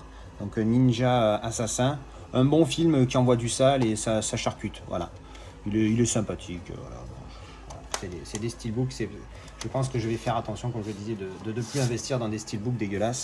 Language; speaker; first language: French; native; French